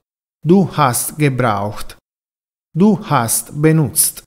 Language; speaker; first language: German; non-native, fluent; Italian